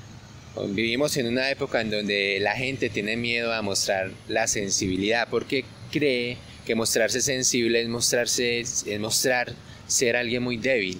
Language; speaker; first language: Spanish; native; Spanish